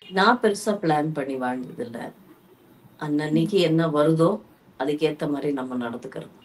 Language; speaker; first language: Tamil; native; Tamil